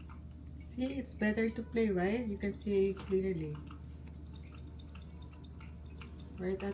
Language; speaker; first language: English; non-native, local second language; Filipino